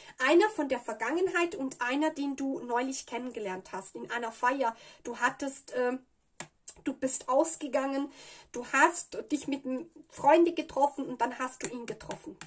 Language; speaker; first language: German; non-native, fluent; Italian